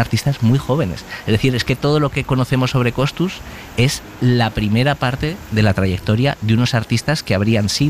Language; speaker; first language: Spanish; native; Spanish